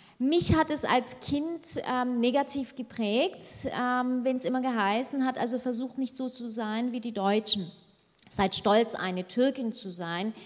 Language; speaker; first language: German; early bilingual, other home language; Turkish